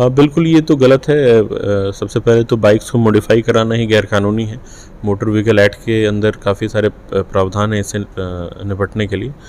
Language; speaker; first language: Hindi; native; Hindi